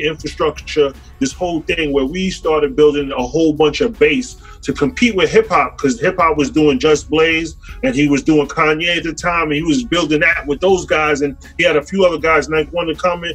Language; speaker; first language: English; native; English